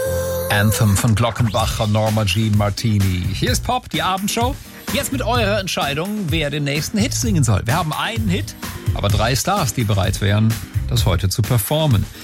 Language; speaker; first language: German; native; German